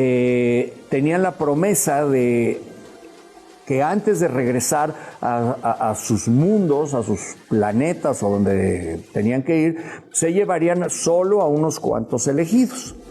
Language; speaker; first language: Spanish; native; Spanish